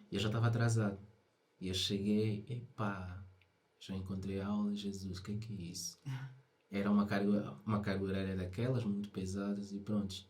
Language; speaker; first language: Portuguese; native; Portuguese